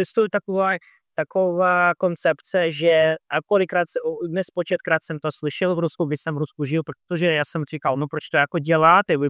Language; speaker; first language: Czech; non-native, fluent; Russian